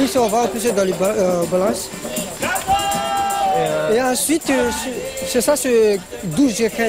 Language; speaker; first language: French; non-native, learner; Malagasy